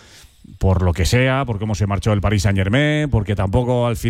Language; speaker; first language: Spanish; native; Spanish